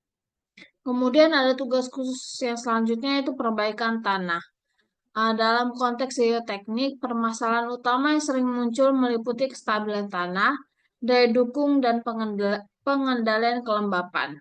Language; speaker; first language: Indonesian; native; Indonesian